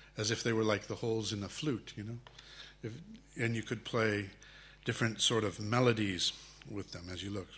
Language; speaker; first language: English; early bilingual, other home language; Spanish